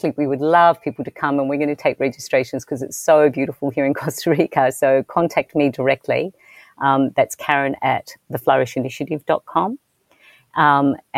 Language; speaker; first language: English; native; English